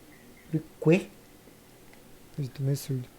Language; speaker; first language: Portuguese; native; Portuguese